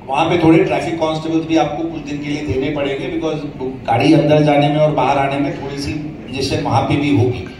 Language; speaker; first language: Hindi; non-native, local second language; Marathi